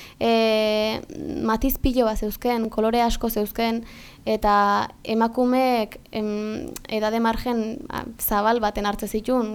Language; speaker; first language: Basque; native; Basque